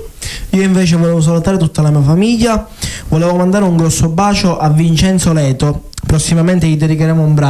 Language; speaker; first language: Italian; native; Italian